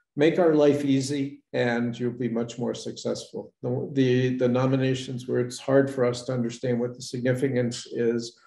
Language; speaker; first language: English; native; English